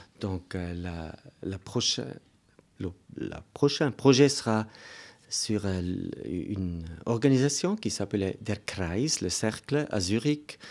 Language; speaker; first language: French; non-native, local second language; German